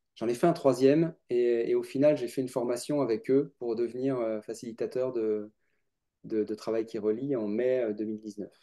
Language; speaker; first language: French; native; French